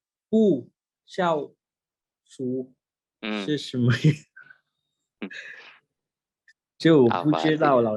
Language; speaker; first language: Chinese; non-native, learner; Indonesian